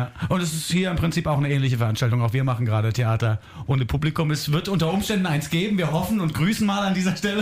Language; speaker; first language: German; native; German